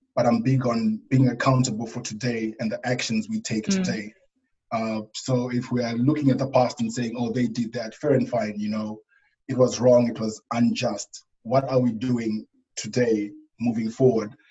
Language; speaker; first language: English; non-native, local second language; Shona